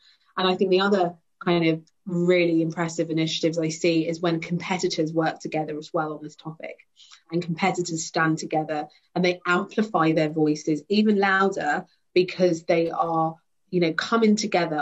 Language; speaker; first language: English; native; English